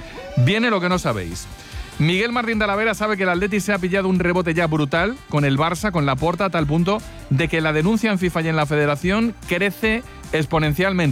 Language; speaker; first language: Spanish; native; Spanish